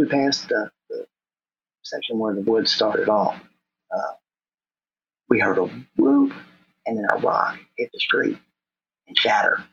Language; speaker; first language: English; native; English